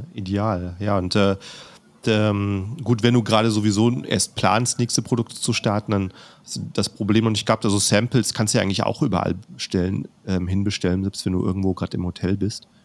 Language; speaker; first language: German; native; German